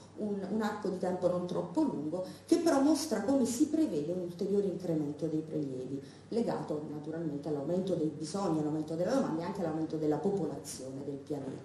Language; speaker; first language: Italian; native; Italian